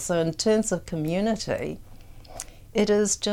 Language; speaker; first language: English; native; English